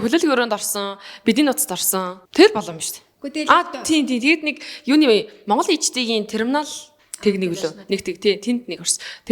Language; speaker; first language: Mongolian; native; Mongolian